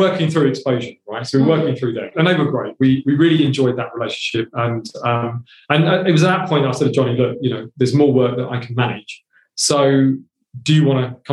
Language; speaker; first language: English; native; English